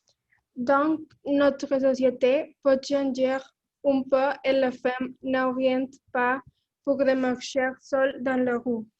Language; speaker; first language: French; non-native, learner; Spanish